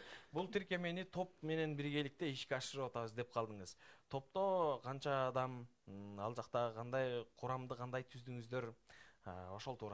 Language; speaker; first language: Kyrgyz; native; Kyrgyz